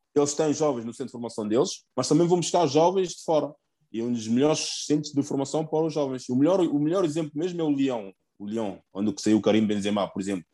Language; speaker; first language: Portuguese; early bilingual, other home language; Upper Guinea Crioulo